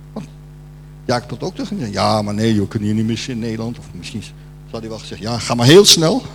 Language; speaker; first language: Dutch; non-native, fluent; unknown